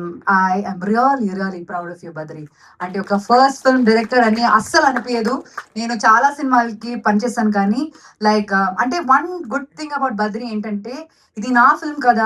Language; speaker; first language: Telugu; non-native, fluent; Malayalam